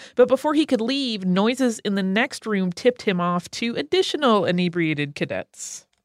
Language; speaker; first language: English; native; English